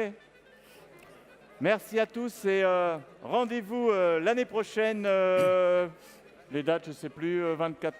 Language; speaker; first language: French; native; French